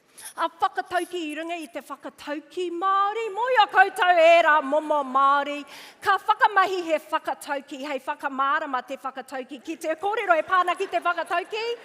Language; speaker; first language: Māori; non-native, local second language; English